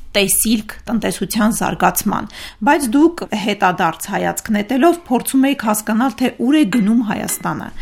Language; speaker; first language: Armenian; native; Armenian